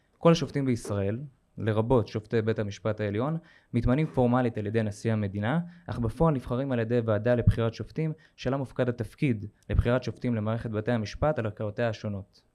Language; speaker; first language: Hebrew; native; Hebrew